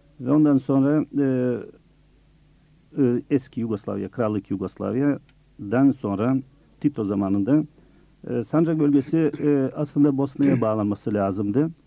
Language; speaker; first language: Turkish; early bilingual, other home language; Bosnian